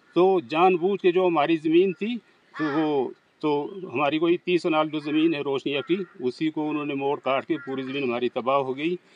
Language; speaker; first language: Hindi; native; Hindi